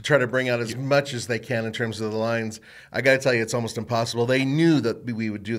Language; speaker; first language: English; native; English